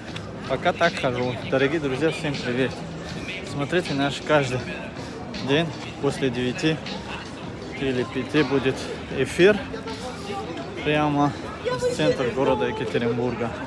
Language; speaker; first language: Russian; non-native, fluent; Tajik